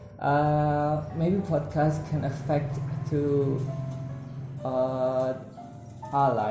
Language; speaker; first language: English; non-native, learner; Indonesian